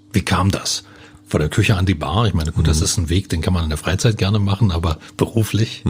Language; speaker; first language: German; native; German